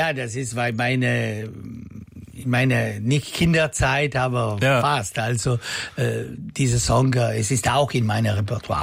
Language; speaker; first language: German; non-native, learner; Italian